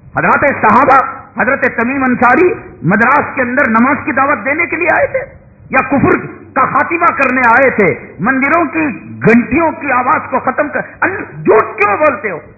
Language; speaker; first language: Urdu; native; Urdu